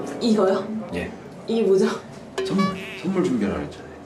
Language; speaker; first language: Korean; native; Korean